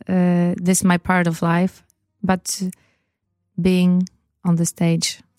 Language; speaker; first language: English; non-native, learner; Polish